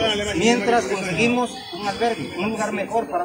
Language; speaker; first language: Spanish; native; Spanish